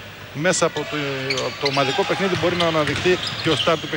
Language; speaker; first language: Greek; native; Greek